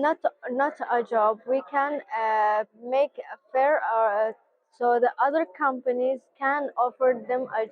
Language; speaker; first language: English; non-native, learner; Turkish